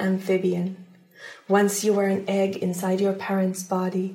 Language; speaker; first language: English; non-native, fluent; Finnish